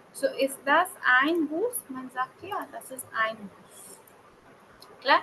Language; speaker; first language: German; non-native, fluent; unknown